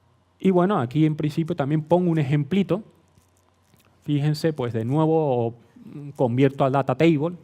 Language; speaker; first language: Spanish; native; Spanish